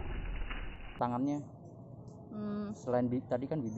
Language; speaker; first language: Indonesian; native; Indonesian